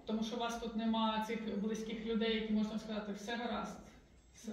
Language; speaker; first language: Ukrainian; native; Ukrainian